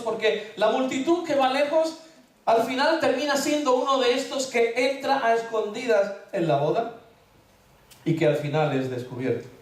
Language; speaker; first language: Spanish; native; Spanish